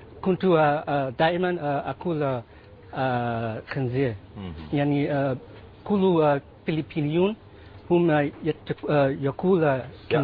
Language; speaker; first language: Arabic; non-native, learner; Filipino